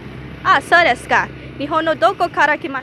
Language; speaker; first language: Japanese; non-native, learner; English